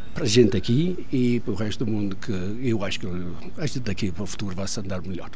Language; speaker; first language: Portuguese; native; Portuguese